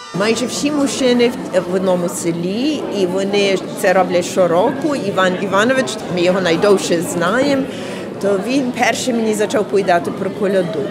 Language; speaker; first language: Ukrainian; early bilingual, heritage; English